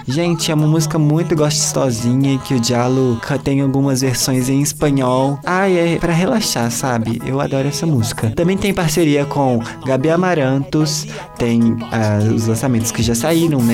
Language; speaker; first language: Portuguese; native; Portuguese